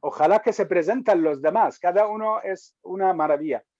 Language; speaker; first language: Spanish; non-native, fluent; Arabic